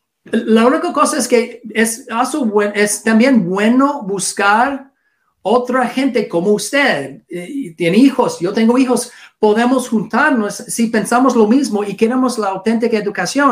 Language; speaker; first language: Spanish; non-native, learner; English